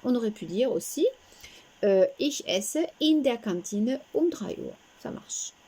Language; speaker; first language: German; non-native, fluent; French